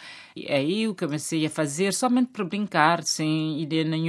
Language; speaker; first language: Portuguese; non-native, local second language; Kabuverdianu